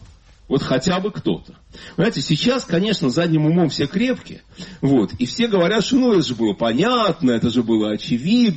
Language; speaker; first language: Russian; native; Russian